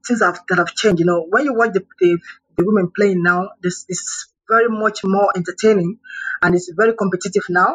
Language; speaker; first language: English; non-native, local second language; Yoruba